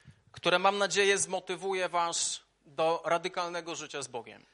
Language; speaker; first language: Czech; non-native, learner; Polish